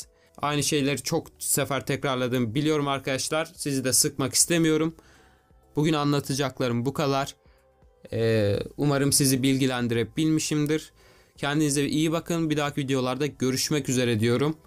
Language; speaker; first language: Turkish; native; Turkish